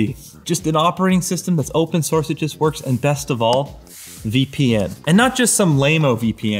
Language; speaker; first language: English; native; English